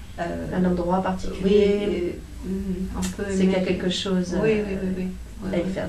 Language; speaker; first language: French; native; French